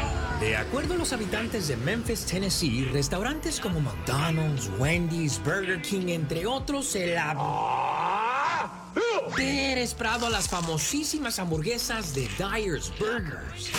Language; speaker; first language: Spanish; native; Spanish